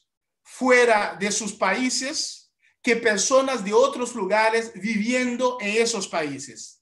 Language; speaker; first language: Spanish; non-native, fluent; Haitian Creole